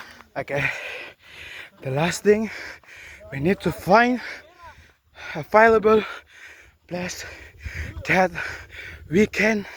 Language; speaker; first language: English; non-native, learner; Indonesian